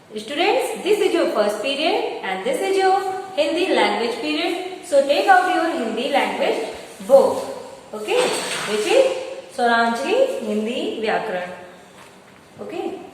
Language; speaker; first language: English; non-native, local second language; Hindi